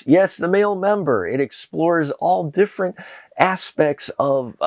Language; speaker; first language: English; native; English